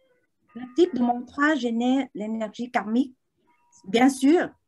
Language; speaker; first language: French; non-native, learner; Vietnamese